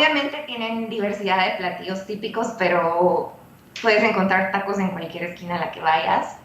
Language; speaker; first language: Spanish; native; Spanish